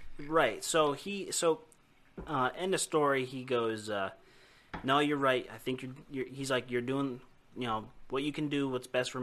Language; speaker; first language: English; native; English